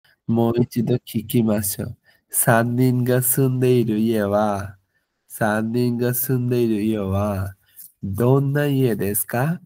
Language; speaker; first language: Japanese; non-native, fluent; Bangla